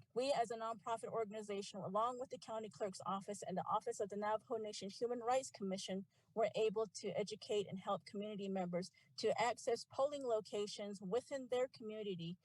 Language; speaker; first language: English; native; English